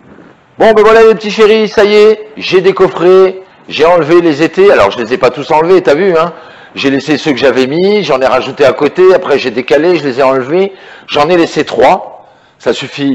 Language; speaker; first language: French; native; French